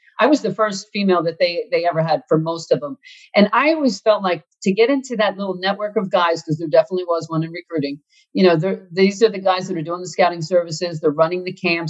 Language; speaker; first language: English; native; English